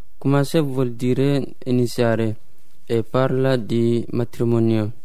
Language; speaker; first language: Italian; non-native, learner; Bambara